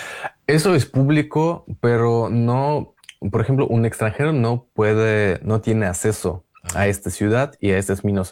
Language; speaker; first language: Spanish; non-native, fluent; Russian